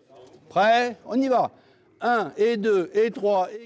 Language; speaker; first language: French; native; French